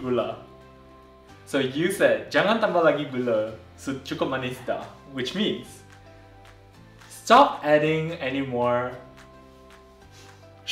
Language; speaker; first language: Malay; non-native, local second language; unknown